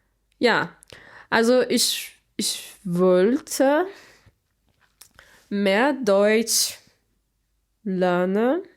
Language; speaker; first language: German; non-native, learner; Portuguese